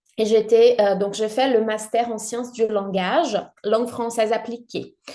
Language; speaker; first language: French; non-native, fluent; Portuguese